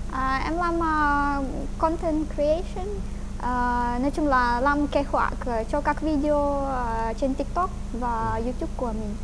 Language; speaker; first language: Vietnamese; non-native, fluent; Ukrainian